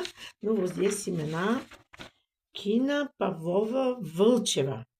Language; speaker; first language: Russian; non-native, learner; Bulgarian